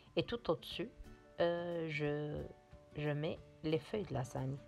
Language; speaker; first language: French; non-native, local second language; Arabic